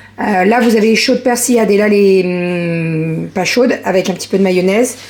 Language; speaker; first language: French; native; French